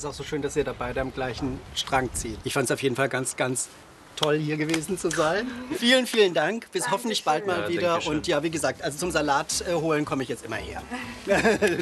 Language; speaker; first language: German; native; German